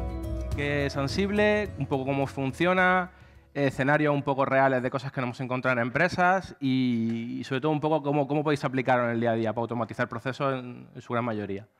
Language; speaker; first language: Spanish; native; Spanish